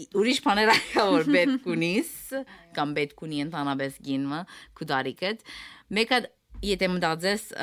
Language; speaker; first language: Armenian; early bilingual, heritage; Armenian